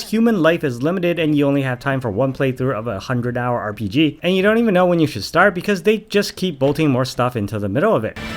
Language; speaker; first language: English; native; English